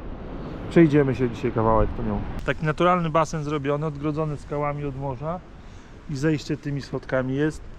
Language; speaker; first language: Polish; native; Polish